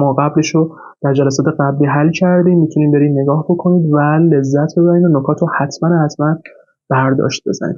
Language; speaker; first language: Persian; native; Persian